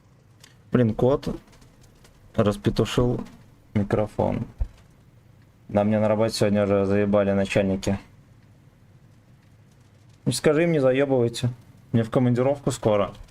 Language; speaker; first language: Russian; native; Russian